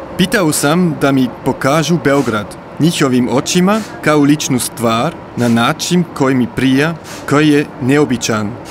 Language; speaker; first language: Serbian; non-native, learner; Swiss German